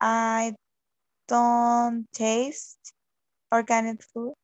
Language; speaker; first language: English; non-native, learner; Spanish